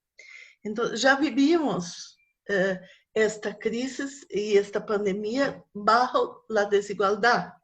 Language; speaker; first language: Spanish; non-native, fluent; Portuguese